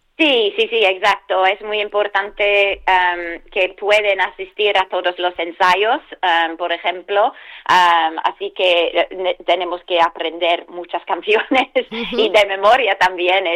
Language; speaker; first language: Spanish; non-native, fluent; English